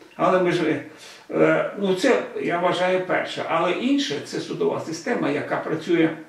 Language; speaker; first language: Ukrainian; non-native, local second language; Russian